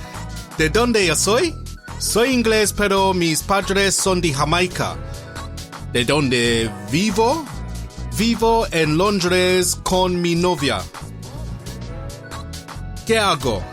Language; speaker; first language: Spanish; non-native, learner; English